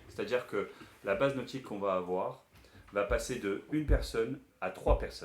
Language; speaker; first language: French; native; French